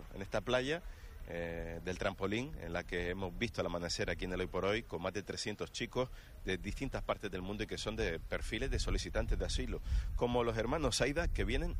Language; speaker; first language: Spanish; native; Spanish